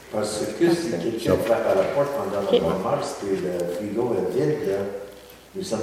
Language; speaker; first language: French; non-native, local second language; English